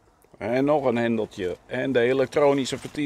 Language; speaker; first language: Dutch; native; Dutch